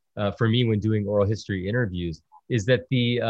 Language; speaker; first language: English; early bilingual, other home language; Spanish